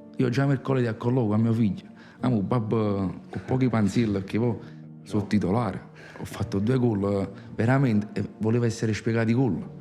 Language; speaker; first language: Italian; native; Italian